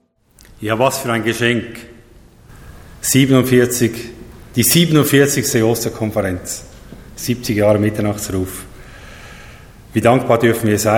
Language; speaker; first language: German; native; German